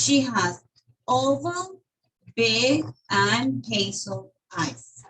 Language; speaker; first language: English; non-native, fluent; Spanish